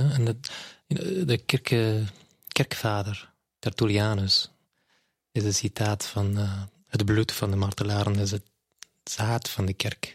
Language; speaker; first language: Dutch; non-native, fluent; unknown